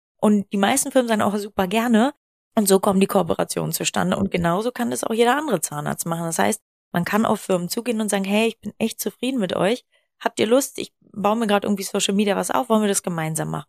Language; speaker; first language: German; native; German